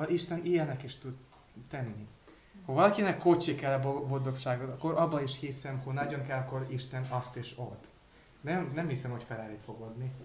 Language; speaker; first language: Hungarian; non-native, learner; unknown